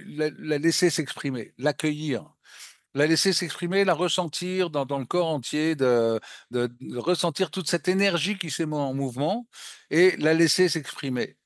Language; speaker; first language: French; native; French